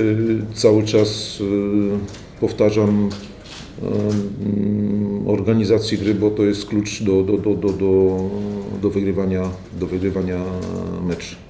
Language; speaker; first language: Polish; native; Polish